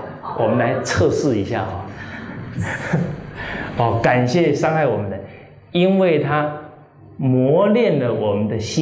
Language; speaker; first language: Chinese; native; Chinese